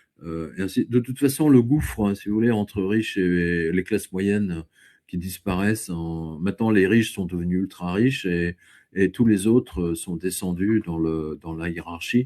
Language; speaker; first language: French; native; French